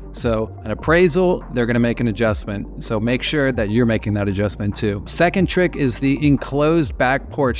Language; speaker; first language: English; native; English